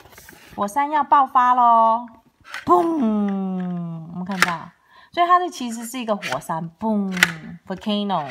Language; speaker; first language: Chinese; native; Chinese